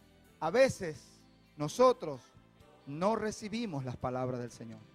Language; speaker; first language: Spanish; native; Spanish